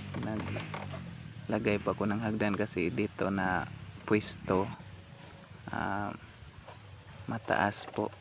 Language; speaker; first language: Filipino; non-native, local second language; Cebuano